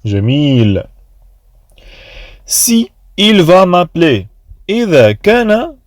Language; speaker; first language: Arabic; native; Arabic